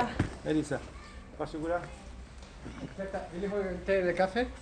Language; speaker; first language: Swedish; non-native, fluent; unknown